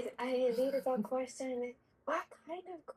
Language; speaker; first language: English; non-native, learner; Japanese